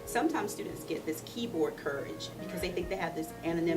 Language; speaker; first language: English; native; English